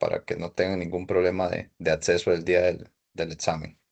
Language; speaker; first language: Spanish; native; Spanish